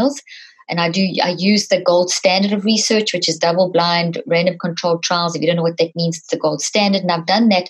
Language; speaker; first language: English; native; English